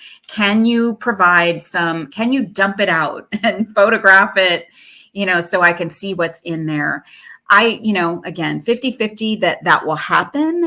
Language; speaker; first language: English; native; English